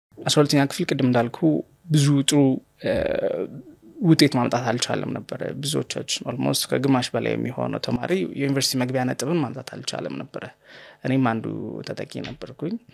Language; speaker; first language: Amharic; native; Amharic